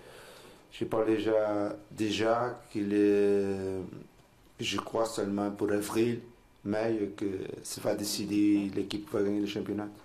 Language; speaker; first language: French; non-native, learner; Portuguese